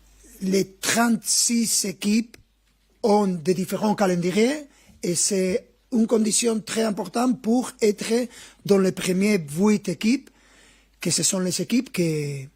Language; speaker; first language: French; non-native, fluent; Spanish